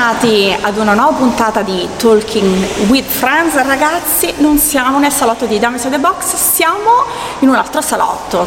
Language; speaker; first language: Italian; native; Italian